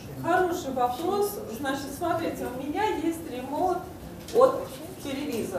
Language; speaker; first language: Russian; native; Russian